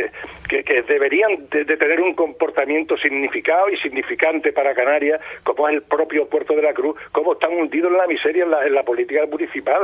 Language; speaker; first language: Spanish; native; Spanish